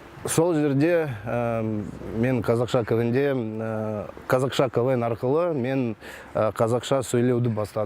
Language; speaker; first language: Kazakh; non-native, local second language; Russian